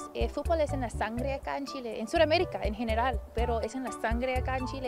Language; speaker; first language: Spanish; non-native, learner; English